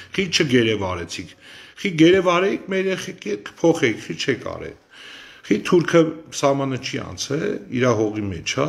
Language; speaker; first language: Armenian; native; Armenian